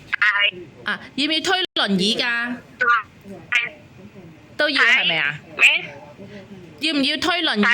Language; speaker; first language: Chinese; native; Chinese